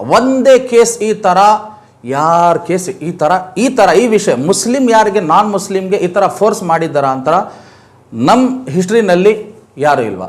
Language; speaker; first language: Kannada; non-native, local second language; Urdu